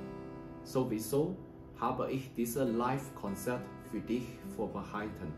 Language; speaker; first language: German; non-native, learner; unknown